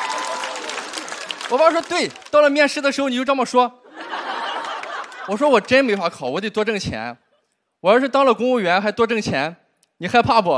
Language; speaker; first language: Chinese; native; Chinese